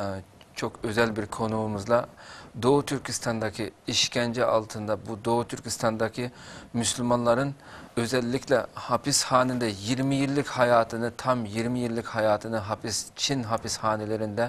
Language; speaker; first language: Turkish; non-native, fluent; Uyghur